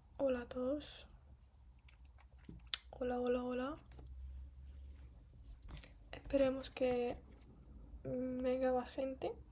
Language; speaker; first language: Spanish; non-native, fluent; Russian